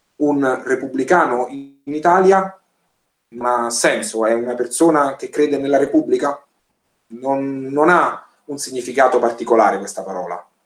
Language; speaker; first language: Italian; native; Italian